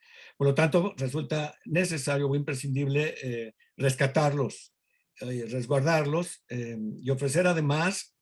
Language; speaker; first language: Spanish; native; Spanish